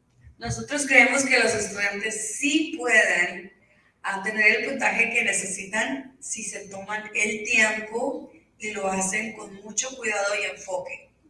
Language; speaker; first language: Spanish; early bilingual, heritage; Spanish